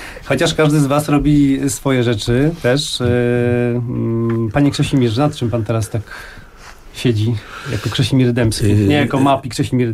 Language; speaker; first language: Polish; native; Polish